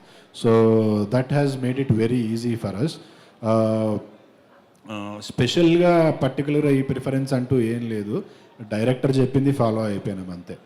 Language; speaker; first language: Telugu; native; Telugu